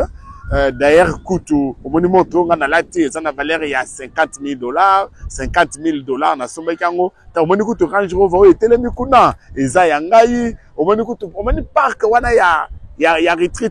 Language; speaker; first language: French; non-native, local second language; Lingala